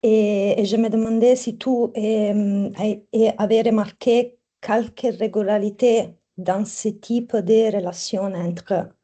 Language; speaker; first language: French; non-native, fluent; Italian